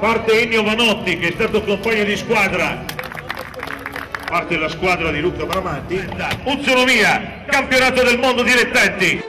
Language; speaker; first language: Italian; native; Italian